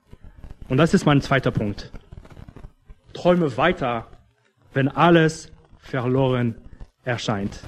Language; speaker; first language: German; non-native, fluent; English